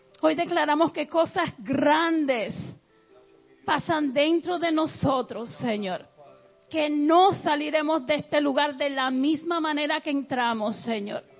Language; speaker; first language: Spanish; early bilingual, heritage; Spanish